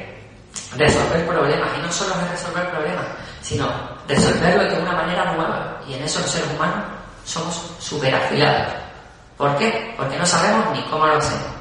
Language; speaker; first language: Spanish; native; Spanish